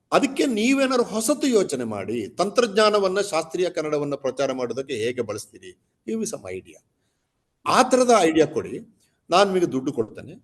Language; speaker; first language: Kannada; native; Kannada